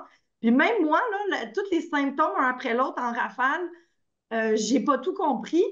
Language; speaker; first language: French; native; French